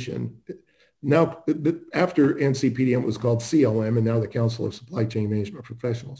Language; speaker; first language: English; native; English